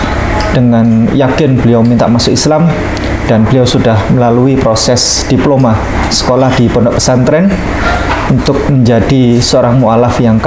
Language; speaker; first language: Indonesian; native; Indonesian